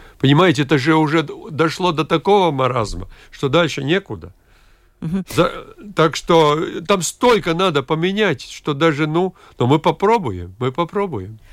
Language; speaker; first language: Russian; non-native, local second language; Latvian